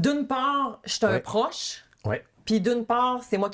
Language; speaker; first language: French; native; French